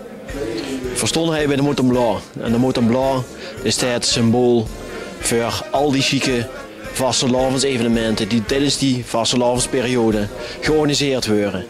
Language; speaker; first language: Dutch; non-native, local second language; Limburgish